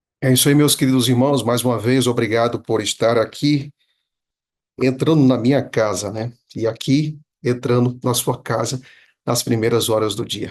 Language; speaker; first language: Portuguese; native; Portuguese